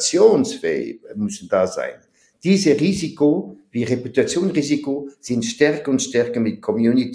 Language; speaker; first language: German; non-native, fluent; French